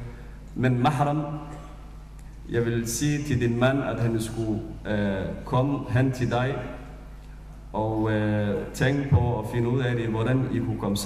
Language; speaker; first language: Danish; non-native, fluent; Somali